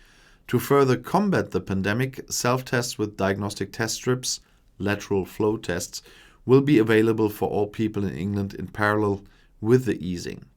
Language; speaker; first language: English; non-native, fluent; German